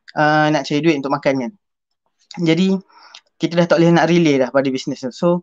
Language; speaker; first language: Malay; native; Malay